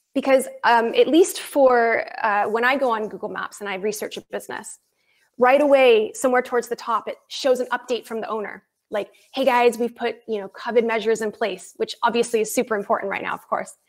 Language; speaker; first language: English; native; English